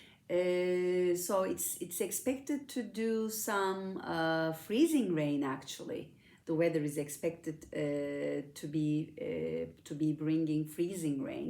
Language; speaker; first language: English; non-native, fluent; Turkish